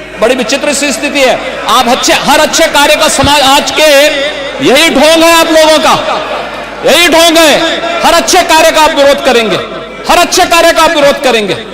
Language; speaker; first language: Hindi; native; Hindi